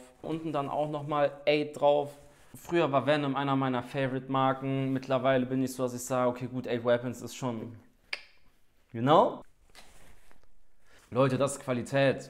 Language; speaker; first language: German; native; German